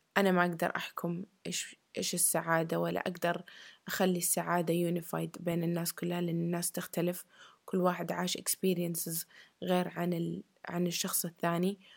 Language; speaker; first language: Arabic; early bilingual, heritage; Arabic